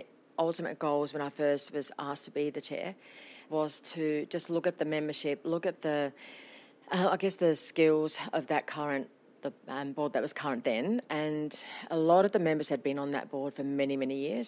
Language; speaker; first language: English; non-native, fluent; Finnish